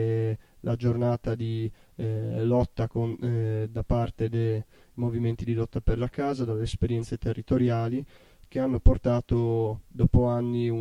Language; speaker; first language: Italian; native; Italian